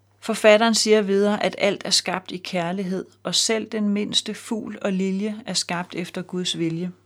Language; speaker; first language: Danish; native; Danish